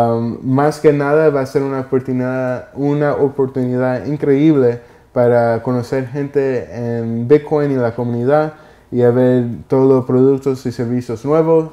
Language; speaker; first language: Spanish; early bilingual, heritage; Spanish